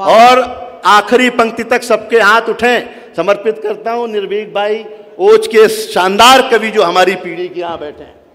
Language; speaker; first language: Hindi; native; Hindi